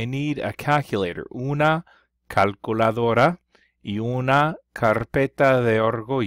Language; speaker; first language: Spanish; non-native, fluent; English